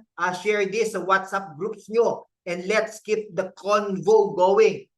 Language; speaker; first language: English; non-native, local second language; Filipino